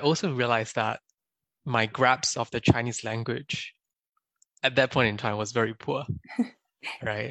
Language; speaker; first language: English; native; English